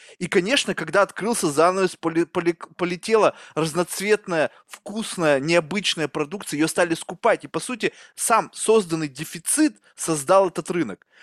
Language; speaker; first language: Russian; native; Russian